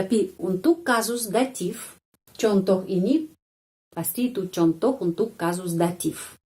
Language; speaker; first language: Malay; non-native, fluent; Russian